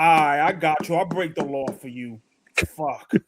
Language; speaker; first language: English; native; English